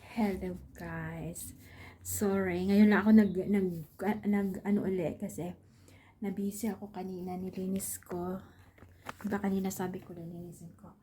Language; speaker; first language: Filipino; non-native, local second language; Waray